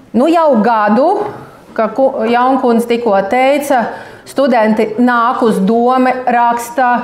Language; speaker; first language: Latvian; non-native, local second language; Russian